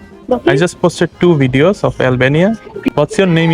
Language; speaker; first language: English; non-native, learner; Bangla